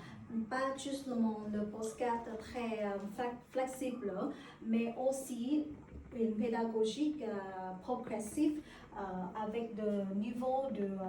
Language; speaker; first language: French; non-native, learner; Vietnamese